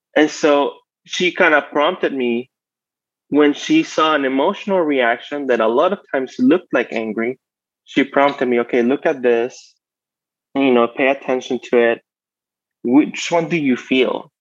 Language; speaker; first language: English; non-native, fluent; Spanish